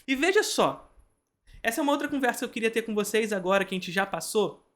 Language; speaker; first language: Portuguese; native; Portuguese